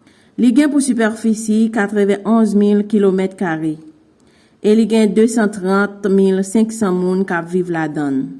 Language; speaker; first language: French; non-native, learner; Haitian Creole